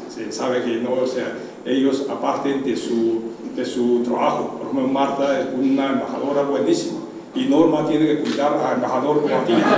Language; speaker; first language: Spanish; non-native, fluent; Chinese